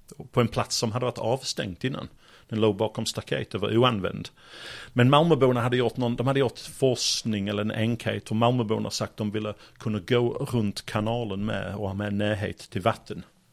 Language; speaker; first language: Swedish; non-native, fluent; English